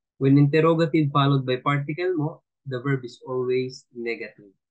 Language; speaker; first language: English; non-native, local second language; Filipino